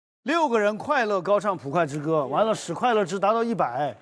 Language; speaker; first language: Chinese; native; Chinese